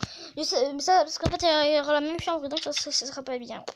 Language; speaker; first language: French; native; French